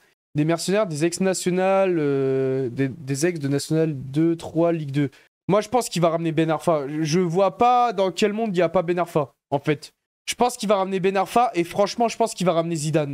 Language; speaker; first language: French; native; French